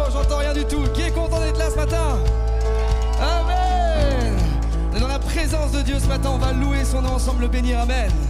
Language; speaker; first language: French; native; French